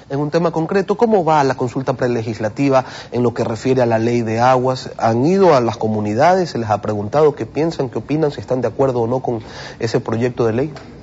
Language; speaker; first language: Spanish; native; Spanish